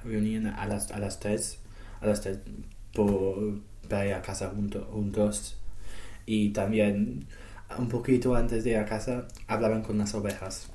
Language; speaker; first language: Spanish; non-native, learner; English